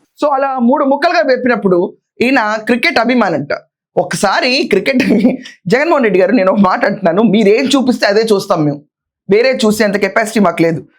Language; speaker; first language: Telugu; native; Telugu